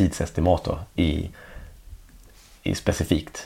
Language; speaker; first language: Swedish; native; Swedish